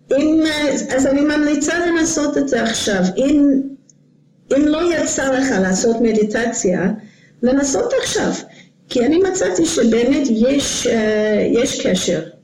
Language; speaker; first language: Hebrew; non-native, fluent; English